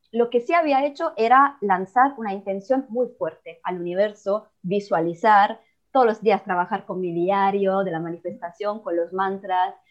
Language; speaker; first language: Spanish; non-native, fluent; Italian